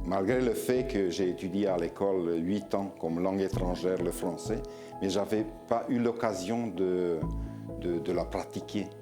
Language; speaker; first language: French; non-native, fluent; Romanian